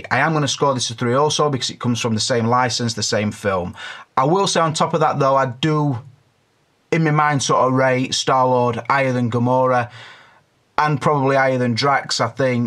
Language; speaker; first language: English; native; English